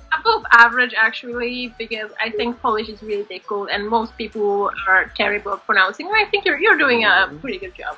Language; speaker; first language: English; non-native, fluent; Polish